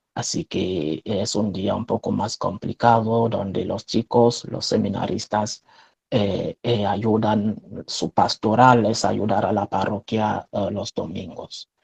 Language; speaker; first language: Spanish; non-native, fluent; French